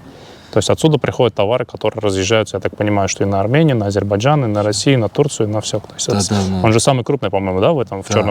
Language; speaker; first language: Russian; native; Russian